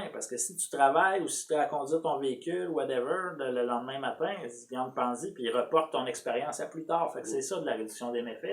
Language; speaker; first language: French; native; French